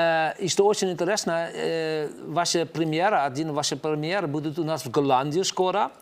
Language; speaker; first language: Russian; non-native, learner; Dutch